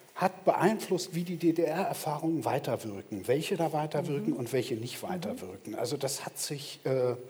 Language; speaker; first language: German; native; German